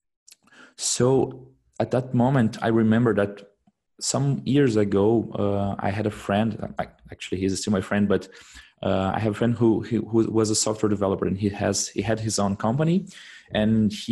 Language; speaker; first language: English; non-native, fluent; Portuguese